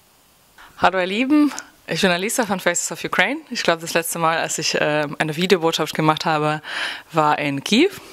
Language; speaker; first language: German; non-native, fluent; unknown